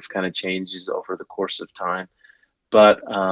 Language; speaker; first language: English; native; English